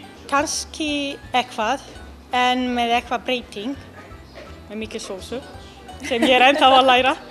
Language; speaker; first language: Icelandic; non-native, learner; Italian